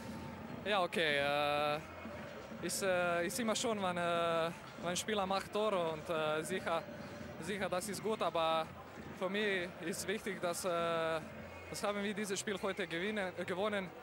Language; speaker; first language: German; non-native, learner; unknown